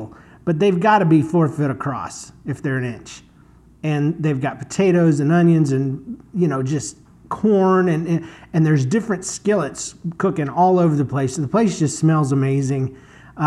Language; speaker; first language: English; native; English